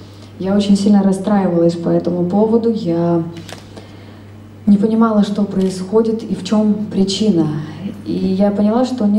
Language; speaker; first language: Russian; native; Russian